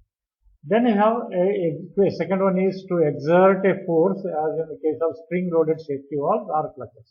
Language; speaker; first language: English; non-native, local second language; Kannada